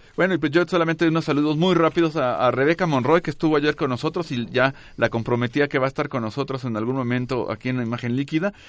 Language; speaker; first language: Spanish; native; Spanish